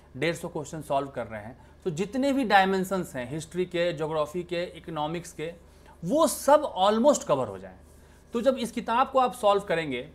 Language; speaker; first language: Hindi; native; Hindi